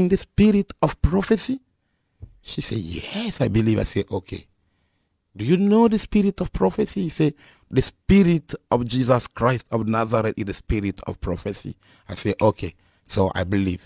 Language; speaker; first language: English; non-native, fluent; Lingala